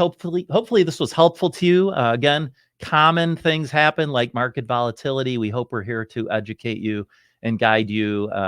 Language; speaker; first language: English; native; English